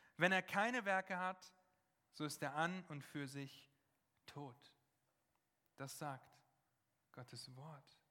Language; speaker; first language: German; non-native, fluent; English